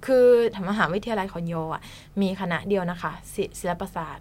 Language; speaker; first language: Thai; non-native, fluent; Japanese